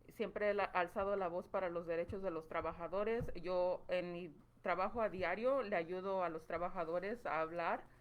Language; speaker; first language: Spanish; early bilingual, heritage; Spanish